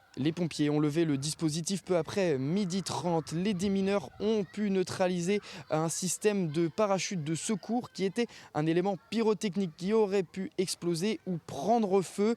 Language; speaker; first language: French; native; French